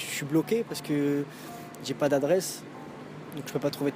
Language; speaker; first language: French; native; French